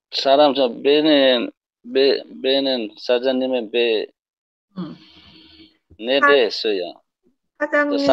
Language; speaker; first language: Korean; non-native, learner; Tetum